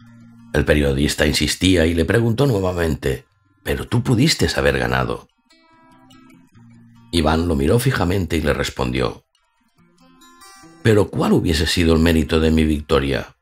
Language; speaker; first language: Spanish; native; Spanish